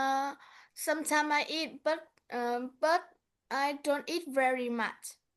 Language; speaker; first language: English; non-native, learner; Vietnamese